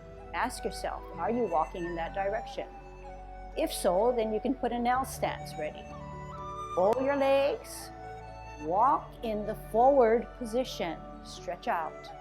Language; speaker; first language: English; native; English